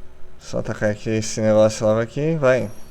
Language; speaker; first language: Portuguese; native; Portuguese